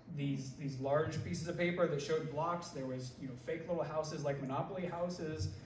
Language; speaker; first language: English; native; English